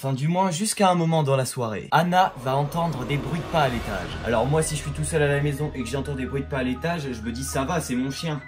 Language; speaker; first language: French; native; French